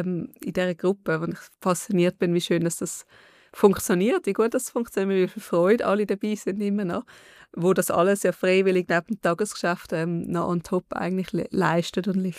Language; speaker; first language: German; native; German